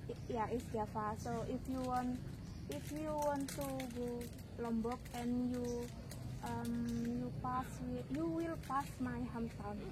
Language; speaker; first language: English; non-native, learner; Javanese